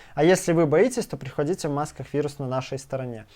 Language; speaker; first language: Russian; native; Russian